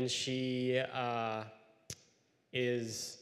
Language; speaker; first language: English; native; English